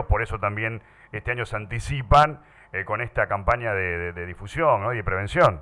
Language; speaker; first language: Spanish; native; Spanish